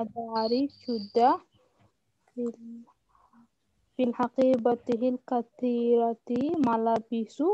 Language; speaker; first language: Arabic; non-native, learner; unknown